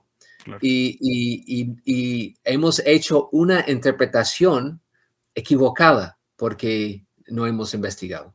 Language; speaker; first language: Spanish; non-native, fluent; English